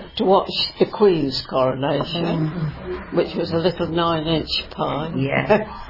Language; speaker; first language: English; native; English